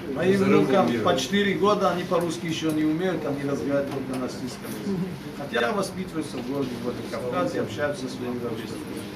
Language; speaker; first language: Russian; non-native, local second language; Ossetic